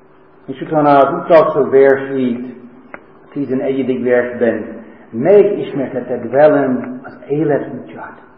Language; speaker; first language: Hungarian; non-native, fluent; English